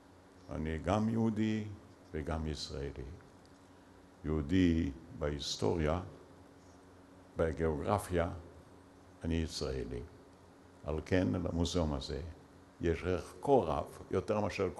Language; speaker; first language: Hebrew; early bilingual, other home language; Yiddish